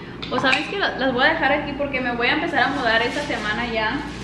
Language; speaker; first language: Spanish; early bilingual, heritage; Spanish